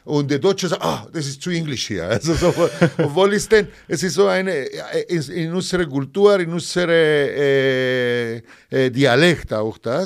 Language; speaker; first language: German; non-native, fluent; Greek